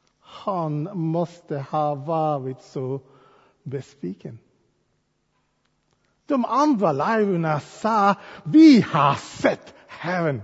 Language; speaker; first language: Swedish; non-native, fluent; English